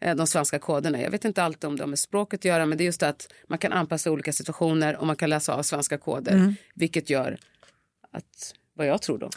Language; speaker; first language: Swedish; early bilingual, other home language; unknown